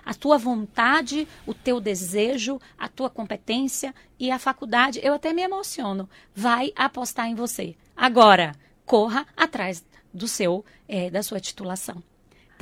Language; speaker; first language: Portuguese; native; Portuguese